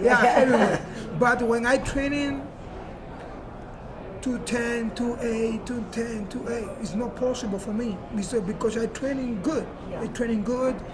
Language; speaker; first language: English; non-native, learner; Spanish